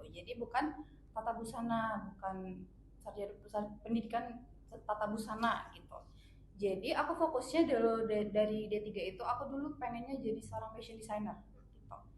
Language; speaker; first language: Indonesian; native; Indonesian